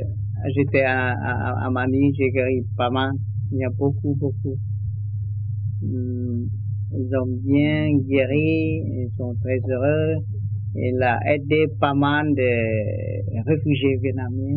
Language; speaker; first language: French; non-native, learner; Vietnamese